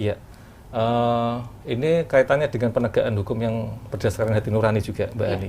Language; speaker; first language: Indonesian; native; Indonesian